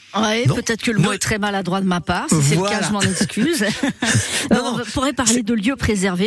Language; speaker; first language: French; native; French